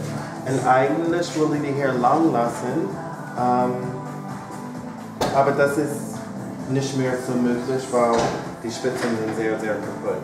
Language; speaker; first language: German; non-native, fluent; English